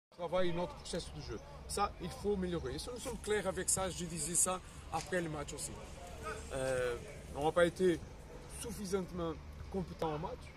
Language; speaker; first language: French; non-native, fluent; Portuguese